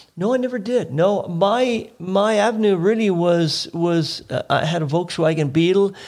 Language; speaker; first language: English; native; English